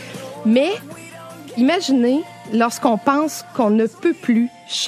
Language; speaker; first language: French; native; French